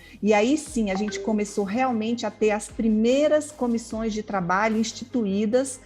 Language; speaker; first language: Portuguese; native; Portuguese